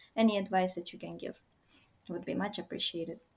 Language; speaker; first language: English; non-native, fluent; Uzbek